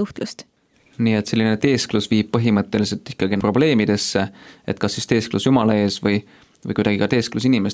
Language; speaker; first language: Estonian; native; Estonian